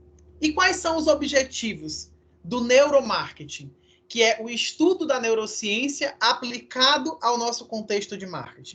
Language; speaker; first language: Portuguese; native; Portuguese